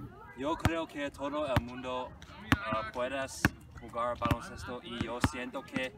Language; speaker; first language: Spanish; non-native, learner; English